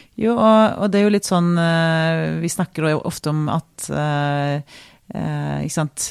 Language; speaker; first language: Norwegian; native; Norwegian